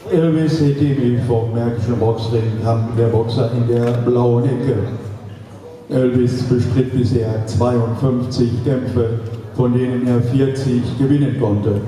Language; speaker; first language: German; native; German